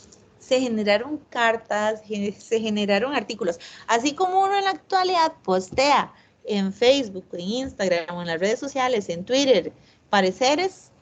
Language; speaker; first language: Spanish; native; Spanish